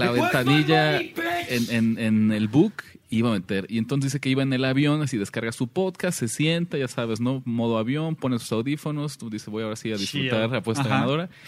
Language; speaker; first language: Spanish; native; Spanish